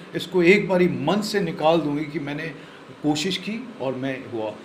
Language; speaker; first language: Hindi; non-native, local second language; Marathi